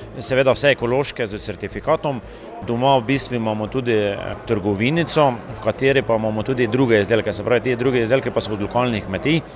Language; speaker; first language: Slovenian; native; Slovenian